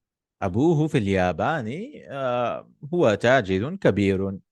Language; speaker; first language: Arabic; non-native, fluent; Urdu